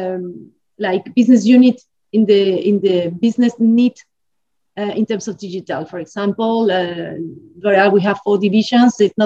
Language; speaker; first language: English; non-native, fluent; Spanish